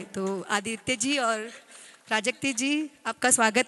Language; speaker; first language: Hindi; non-native, local second language; Marathi